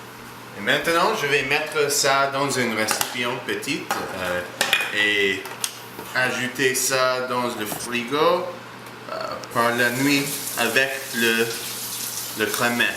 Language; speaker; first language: French; non-native, learner; English